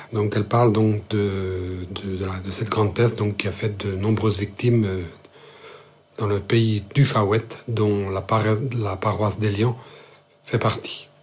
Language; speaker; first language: French; non-native, local second language; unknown